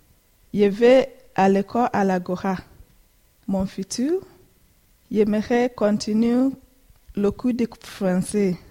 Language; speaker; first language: French; non-native, learner; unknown